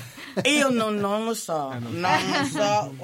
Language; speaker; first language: Italian; non-native, learner; English